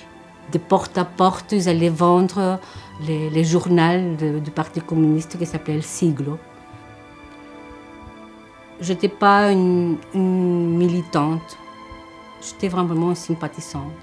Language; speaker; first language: French; non-native, fluent; Spanish